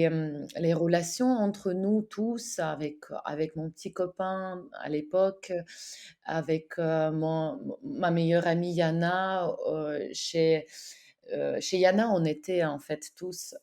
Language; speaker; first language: French; non-native, fluent; Ukrainian